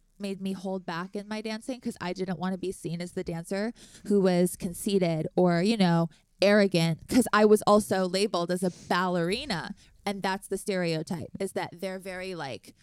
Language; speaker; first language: English; native; English